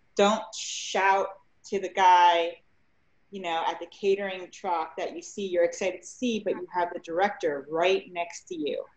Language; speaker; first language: English; native; English